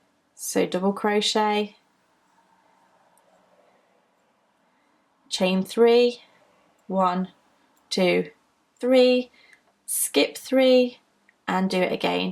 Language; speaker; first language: English; native; English